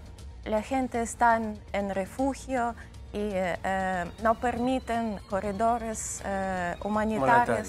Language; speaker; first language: Spanish; non-native, learner; Ukrainian